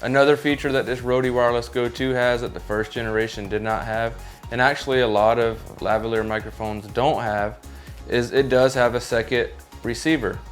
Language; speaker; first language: English; native; English